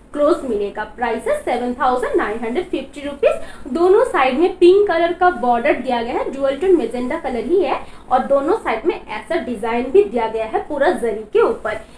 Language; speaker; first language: Hindi; non-native, local second language; Bangla